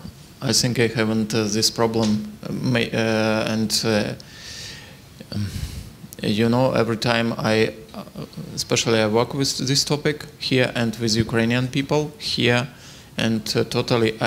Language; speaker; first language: English; non-native, learner; Ukrainian